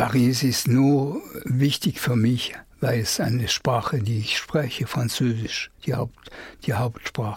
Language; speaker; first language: German; non-native, fluent; French